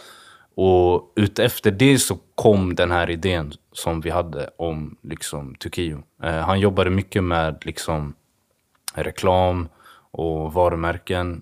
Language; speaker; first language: Swedish; early bilingual, other home language; Swahili